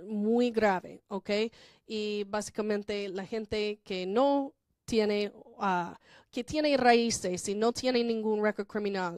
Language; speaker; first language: Spanish; non-native, fluent; English